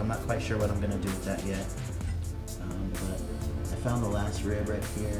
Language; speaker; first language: English; native; English